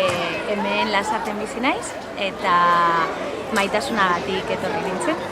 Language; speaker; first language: Basque; non-native, learner; Spanish